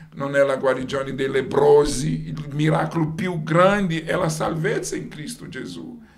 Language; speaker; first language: Italian; non-native, fluent; Portuguese